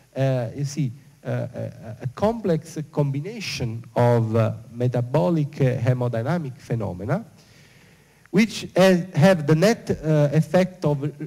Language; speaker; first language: English; non-native, fluent; Italian